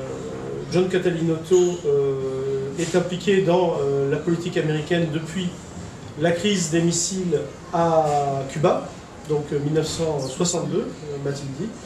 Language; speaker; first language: French; native; French